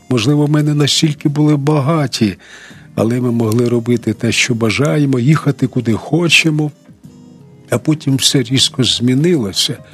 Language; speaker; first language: Ukrainian; non-native, local second language; Russian